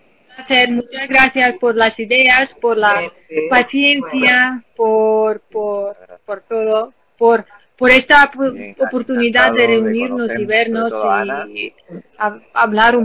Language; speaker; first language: Spanish; non-native, fluent; Ukrainian